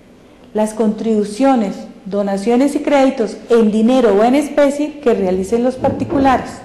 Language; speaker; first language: Spanish; native; Spanish